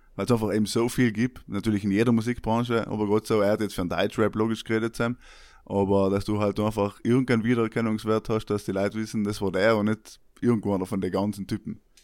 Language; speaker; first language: German; native; German